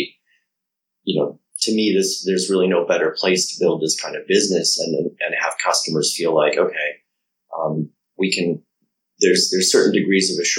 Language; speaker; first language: English; native; English